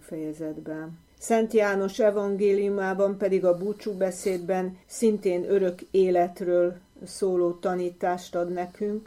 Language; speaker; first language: Hungarian; native; Hungarian